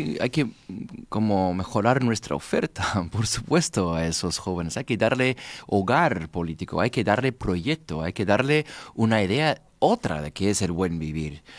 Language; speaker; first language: Spanish; non-native, fluent; English